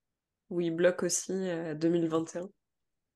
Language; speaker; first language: French; native; French